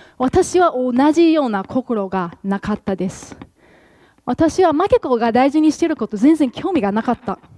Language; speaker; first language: Japanese; non-native, fluent; English